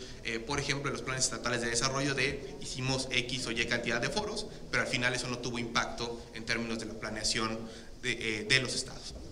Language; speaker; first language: Spanish; native; Spanish